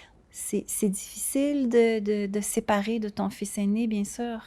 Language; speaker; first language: French; native; French